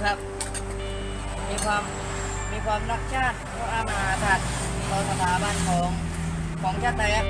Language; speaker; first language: Thai; early bilingual, other home language; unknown